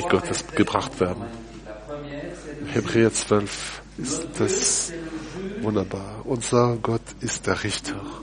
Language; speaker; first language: German; non-native, fluent; French